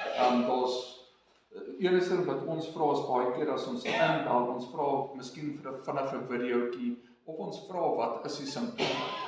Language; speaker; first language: Afrikaans; non-native, local second language; English